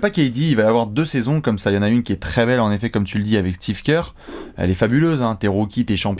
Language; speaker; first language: French; native; French